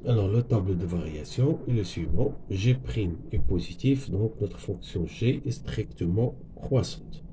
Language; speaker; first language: French; non-native, local second language; Arabic